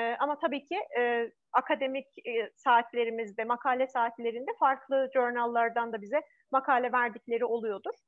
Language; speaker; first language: Turkish; non-native, fluent; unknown